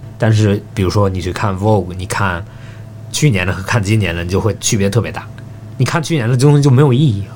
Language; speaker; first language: Chinese; early bilingual, heritage; Chinese